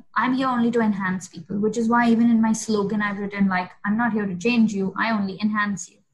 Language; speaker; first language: English; non-native, local second language; Hindi